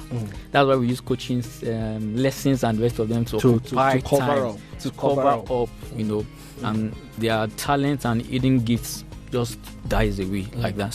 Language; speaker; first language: English; non-native, local second language; Yoruba